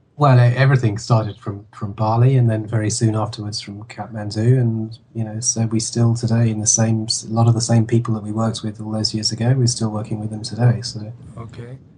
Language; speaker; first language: English; native; English